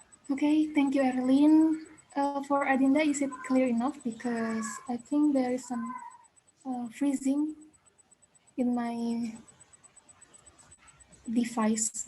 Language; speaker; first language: English; non-native, learner; Indonesian